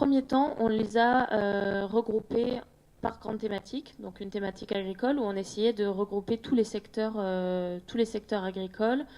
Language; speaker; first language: French; native; French